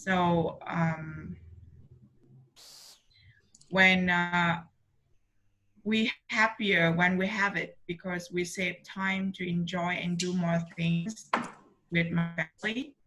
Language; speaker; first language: English; non-native, learner; Vietnamese